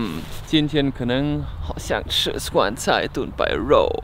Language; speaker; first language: Chinese; non-native, fluent; German